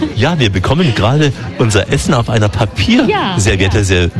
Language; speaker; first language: German; native; German